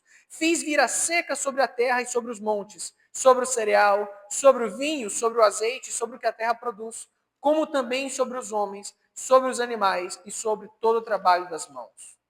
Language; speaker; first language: Portuguese; native; Portuguese